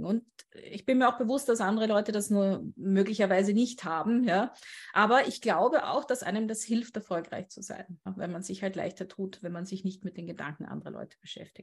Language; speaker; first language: German; native; German